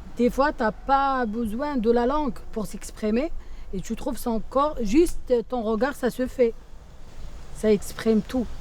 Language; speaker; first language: French; non-native, local second language; Arabic